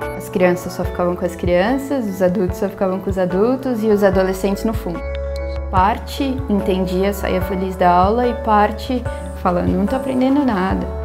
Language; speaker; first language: Portuguese; native; Portuguese